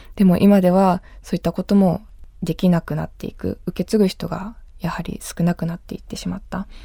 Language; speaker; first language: Japanese; native; Japanese